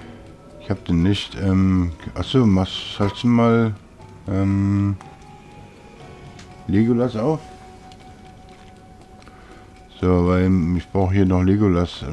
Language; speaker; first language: German; native; German